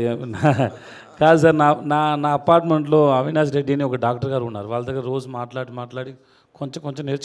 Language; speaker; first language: Telugu; non-native, learner; Tamil